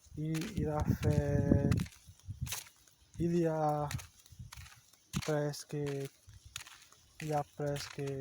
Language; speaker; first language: French; non-native, learner; Portuguese